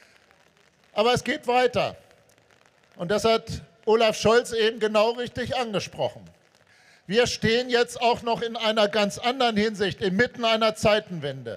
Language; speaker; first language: German; native; German